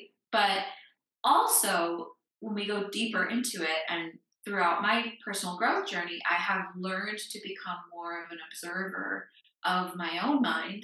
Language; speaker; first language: English; native; English